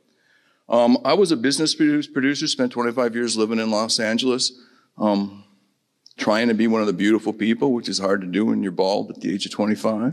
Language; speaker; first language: English; native; English